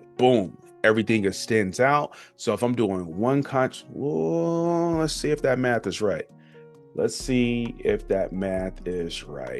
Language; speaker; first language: English; native; English